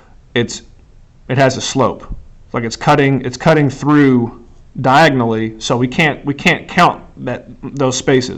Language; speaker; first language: English; native; English